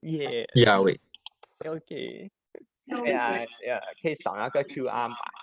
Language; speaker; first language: Chinese; native; Chinese